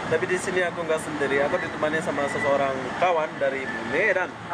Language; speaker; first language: Indonesian; non-native, local second language; Sasak